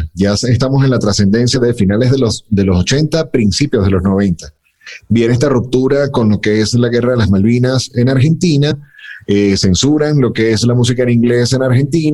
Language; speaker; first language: Spanish; native; Spanish